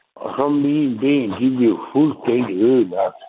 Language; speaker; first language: Danish; native; Danish